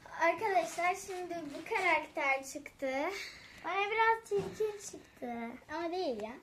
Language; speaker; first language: Turkish; native; Turkish